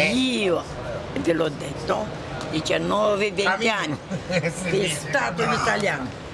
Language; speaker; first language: Italian; non-native, learner; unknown